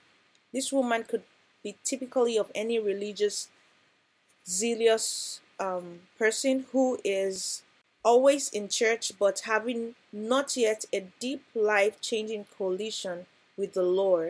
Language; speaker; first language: English; non-native, local second language; Yoruba